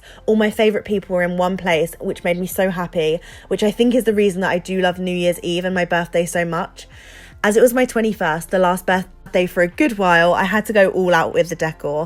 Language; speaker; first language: English; native; English